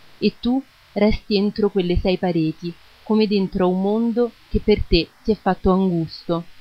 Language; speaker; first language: Italian; early bilingual, other home language; German